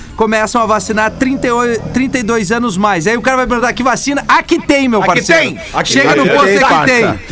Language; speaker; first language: Portuguese; native; Portuguese